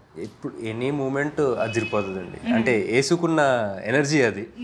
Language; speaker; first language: Telugu; native; Telugu